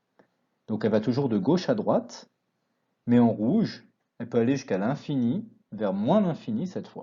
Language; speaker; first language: French; native; French